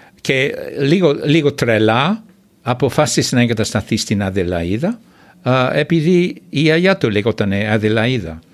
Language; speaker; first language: Greek; non-native, fluent; English